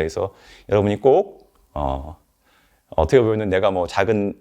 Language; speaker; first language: Korean; native; Korean